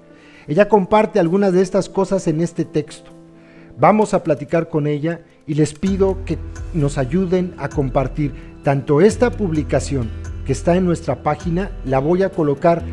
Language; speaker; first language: Spanish; native; Spanish